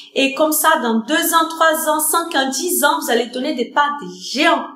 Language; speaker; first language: French; non-native, fluent; Portuguese